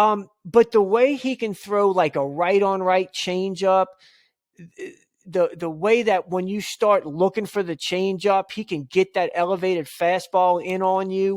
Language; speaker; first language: English; native; English